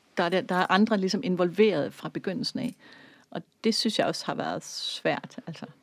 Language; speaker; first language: Danish; native; Danish